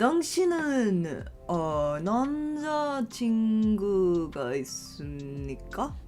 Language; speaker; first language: Korean; non-native, learner; English